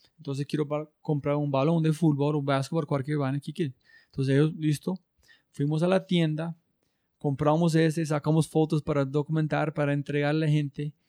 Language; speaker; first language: Spanish; non-native, learner; English